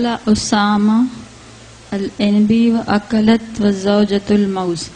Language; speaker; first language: Arabic; non-native, learner; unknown